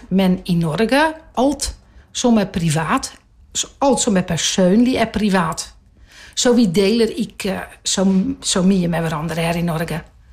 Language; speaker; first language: Norwegian; non-native, fluent; Dutch